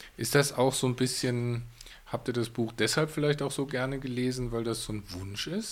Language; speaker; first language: German; native; German